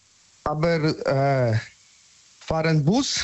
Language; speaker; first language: German; non-native, learner; Polish